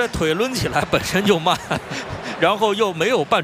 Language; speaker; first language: Chinese; native; Chinese